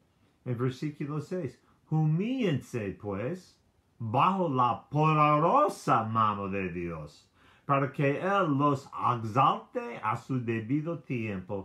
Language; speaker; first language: Spanish; non-native, learner; English